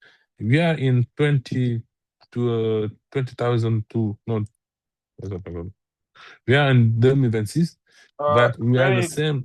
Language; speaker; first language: English; non-native, learner; French